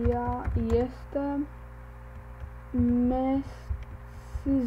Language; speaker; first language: Polish; non-native, learner; Czech